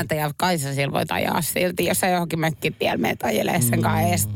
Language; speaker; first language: Finnish; native; Finnish